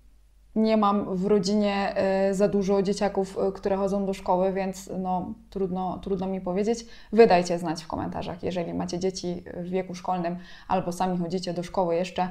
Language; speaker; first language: Polish; native; Polish